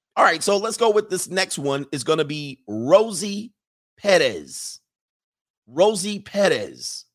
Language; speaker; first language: English; native; English